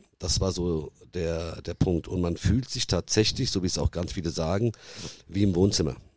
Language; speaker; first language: German; early bilingual, other home language; Italian